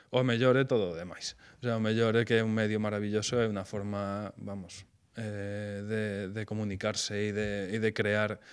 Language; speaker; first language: Galician; non-native, local second language; Spanish